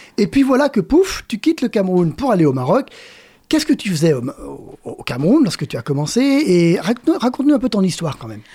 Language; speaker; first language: French; native; French